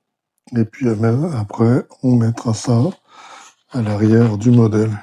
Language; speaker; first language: French; native; French